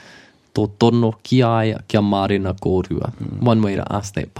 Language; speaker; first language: Māori; non-native, local second language; English